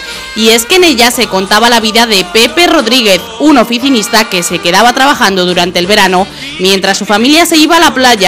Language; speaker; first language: Spanish; native; Spanish